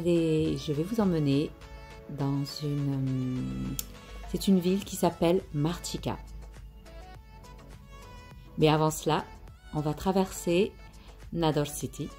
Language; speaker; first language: French; non-native, local second language; Arabic